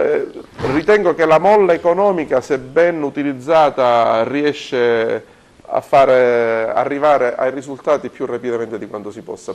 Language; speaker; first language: Italian; native; Italian